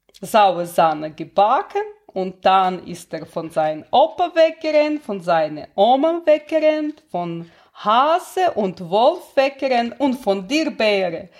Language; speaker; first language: German; non-native, learner; Russian